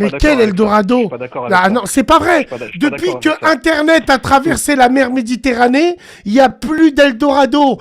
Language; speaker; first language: French; early bilingual, other home language; Arabic